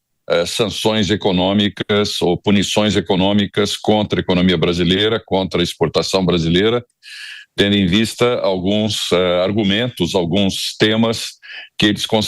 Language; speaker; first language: Portuguese; native; Portuguese